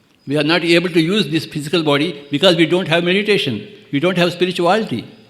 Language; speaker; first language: English; non-native, local second language; Telugu